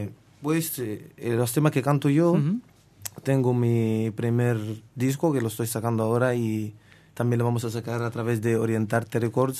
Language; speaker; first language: Spanish; non-native, fluent; Arabic